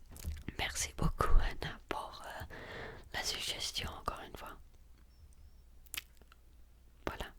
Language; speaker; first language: French; early bilingual, heritage; French